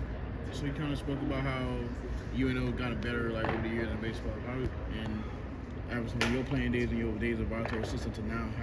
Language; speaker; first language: English; native; English